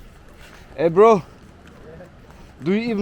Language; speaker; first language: English; non-native, fluent; German